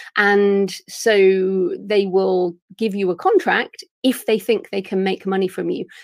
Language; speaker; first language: English; native; English